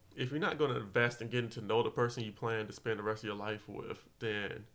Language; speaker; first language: English; native; English